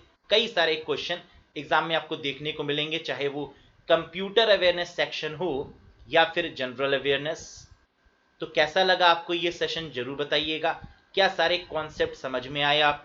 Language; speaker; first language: Hindi; native; Hindi